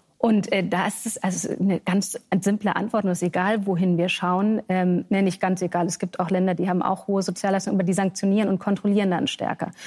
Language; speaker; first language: German; native; German